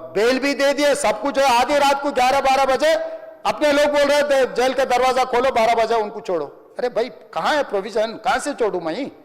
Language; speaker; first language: Hindi; non-native, local second language; Telugu